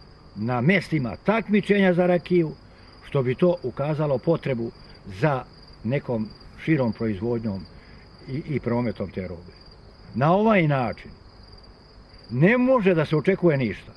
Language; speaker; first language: Bosnian; native; Bosnian